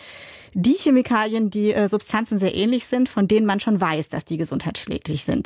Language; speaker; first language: German; native; German